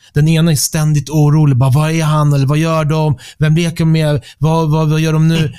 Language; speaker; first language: Swedish; early bilingual, other home language; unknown